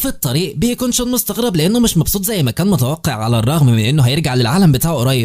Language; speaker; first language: Arabic; native; Arabic